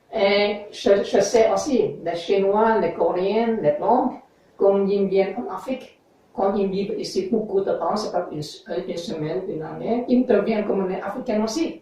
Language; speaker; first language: French; non-native, learner; English